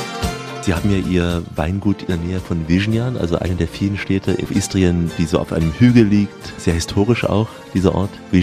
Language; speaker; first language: German; native; German